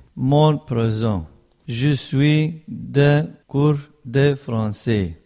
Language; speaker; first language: French; non-native, learner; Kurdish